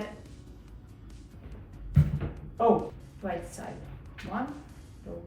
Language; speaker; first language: English; non-native, learner; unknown